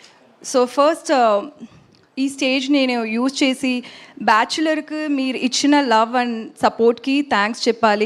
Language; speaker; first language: Telugu; non-native, learner; Tamil